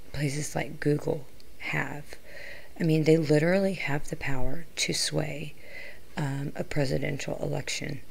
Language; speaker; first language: English; native; English